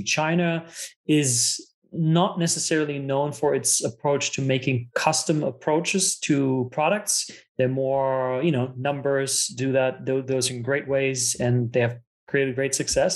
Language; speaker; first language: English; non-native, fluent; German